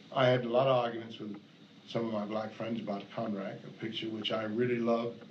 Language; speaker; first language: English; native; English